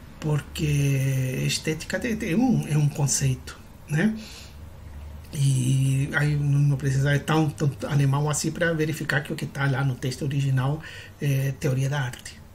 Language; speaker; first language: Portuguese; non-native, fluent; Spanish